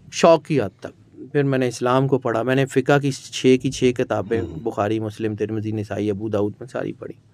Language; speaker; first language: Urdu; non-native, local second language; Punjabi